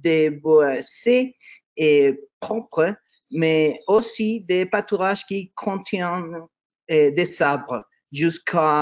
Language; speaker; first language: French; non-native, learner; Spanish